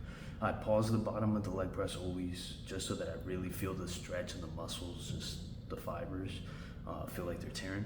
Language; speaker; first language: English; native; English